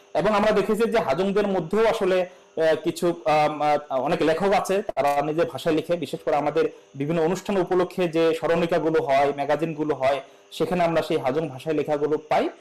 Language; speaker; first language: Bangla; non-native, local second language; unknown